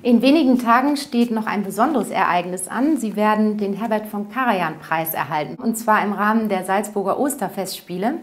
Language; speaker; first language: German; native; German